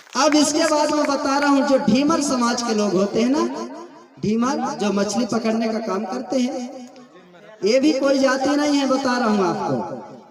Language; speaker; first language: Hindi; native; Hindi